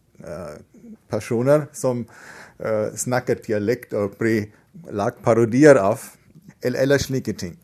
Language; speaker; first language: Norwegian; non-native, fluent; German